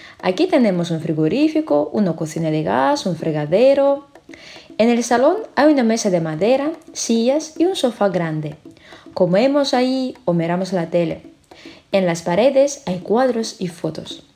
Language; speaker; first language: Spanish; non-native, fluent; Russian